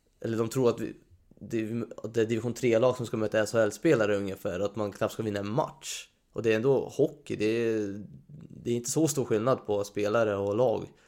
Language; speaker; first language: Swedish; non-native, fluent; Hungarian